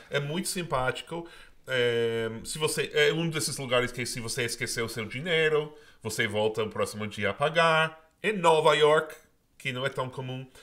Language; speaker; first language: Portuguese; non-native, fluent; English